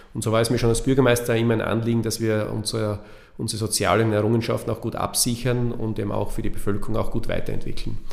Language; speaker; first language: German; native; German